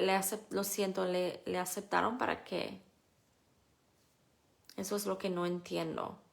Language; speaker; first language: Spanish; non-native, fluent; English